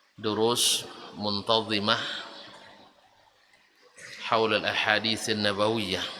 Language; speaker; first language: Arabic; non-native, fluent; Indonesian